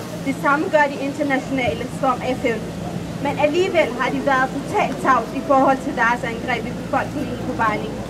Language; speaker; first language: Danish; non-native, fluent; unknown